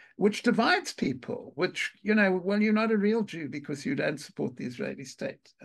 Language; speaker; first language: English; native; English